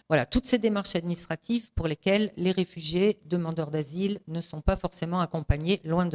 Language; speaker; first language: French; native; French